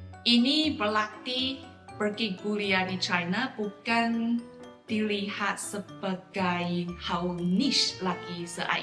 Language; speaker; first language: Indonesian; non-native, fluent; Chinese